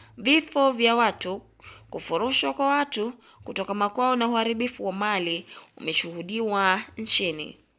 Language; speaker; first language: Swahili; non-native, local second language; Gusii